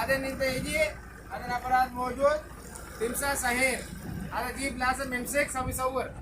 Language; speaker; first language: Arabic; non-native, learner; Sinhala